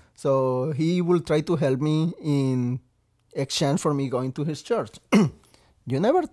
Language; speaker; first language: English; non-native, learner; Spanish